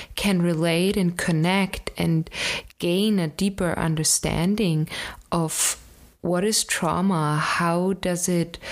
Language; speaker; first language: English; non-native, fluent; German